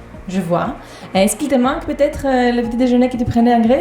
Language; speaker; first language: French; non-native, fluent; Greek